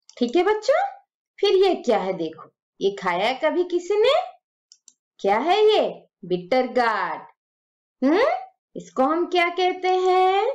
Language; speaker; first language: Hindi; native; Hindi